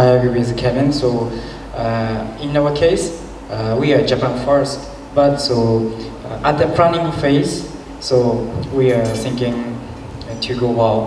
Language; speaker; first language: English; non-native, learner; Japanese